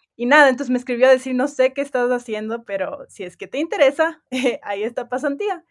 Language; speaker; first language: Spanish; native; Spanish